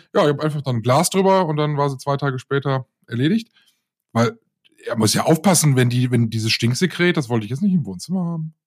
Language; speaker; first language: German; native; German